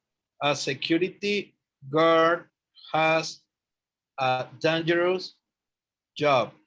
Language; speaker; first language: English; non-native, learner; Spanish